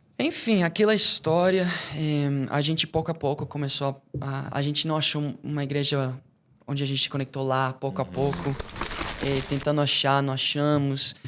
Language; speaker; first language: Portuguese; non-native, fluent; English